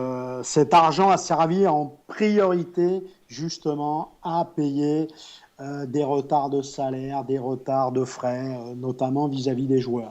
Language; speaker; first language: French; native; French